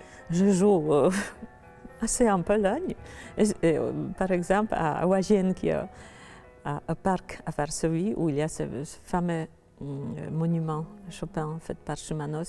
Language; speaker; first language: French; non-native, fluent; Polish